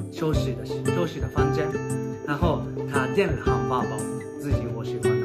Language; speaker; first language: Chinese; non-native, learner; Japanese